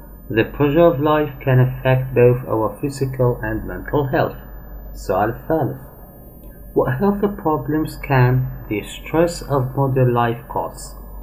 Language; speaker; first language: English; non-native, fluent; Arabic